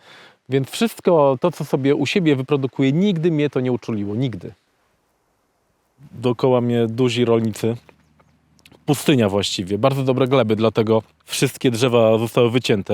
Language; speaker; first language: Polish; native; Polish